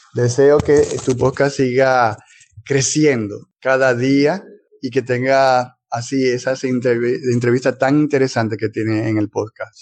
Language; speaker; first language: Spanish; native; Spanish